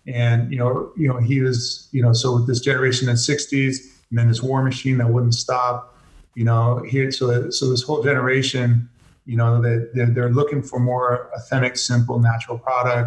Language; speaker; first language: English; native; English